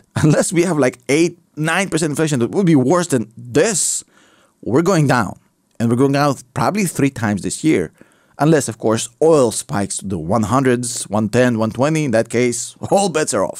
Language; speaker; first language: English; native; English